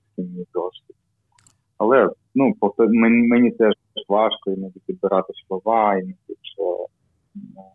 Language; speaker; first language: Ukrainian; non-native, local second language; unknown